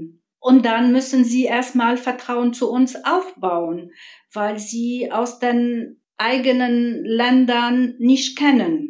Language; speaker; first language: German; non-native, fluent; Arabic